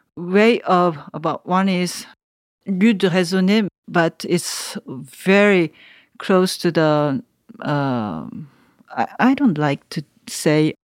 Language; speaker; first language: English; non-native, learner; Japanese